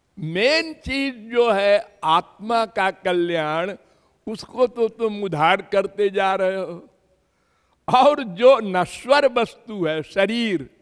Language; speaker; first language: Hindi; native; Hindi